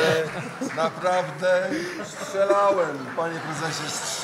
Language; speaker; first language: Polish; native; Polish